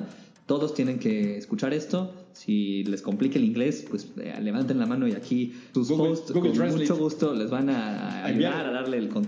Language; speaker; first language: Spanish; native; Spanish